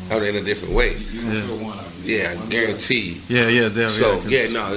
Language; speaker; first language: English; native; English